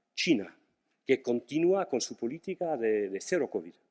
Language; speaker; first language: Spanish; non-native, fluent; English